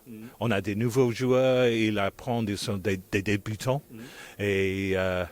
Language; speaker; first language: French; non-native, fluent; English